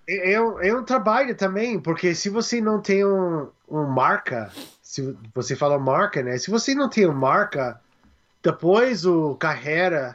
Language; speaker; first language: Portuguese; non-native, learner; English